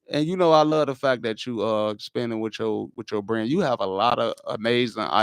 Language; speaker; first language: English; native; English